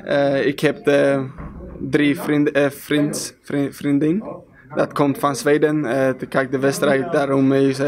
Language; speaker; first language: Dutch; non-native, learner; Swedish